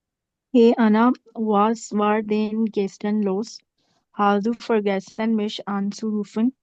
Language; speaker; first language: German; non-native, learner; Urdu